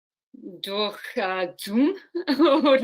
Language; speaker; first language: German; non-native, learner; English